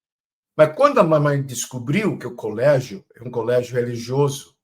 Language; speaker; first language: Portuguese; non-native, fluent; Chinese